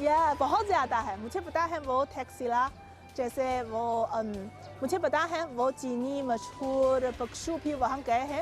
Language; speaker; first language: Hindi; non-native, fluent; Chinese